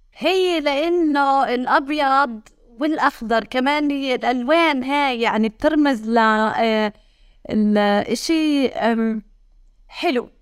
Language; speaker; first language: Arabic; native; Arabic